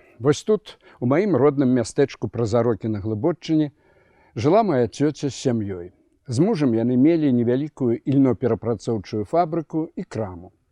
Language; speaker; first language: Belarusian; native; Belarusian